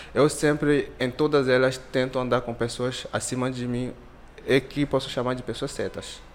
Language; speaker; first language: Portuguese; non-native, fluent; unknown